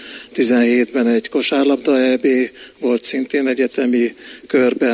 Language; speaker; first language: Hungarian; native; Hungarian